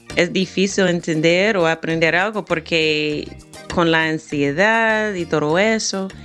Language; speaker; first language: Spanish; non-native, fluent; English